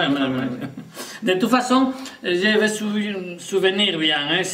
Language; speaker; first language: French; non-native, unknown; Spanish